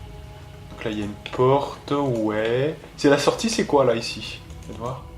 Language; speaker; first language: French; native; French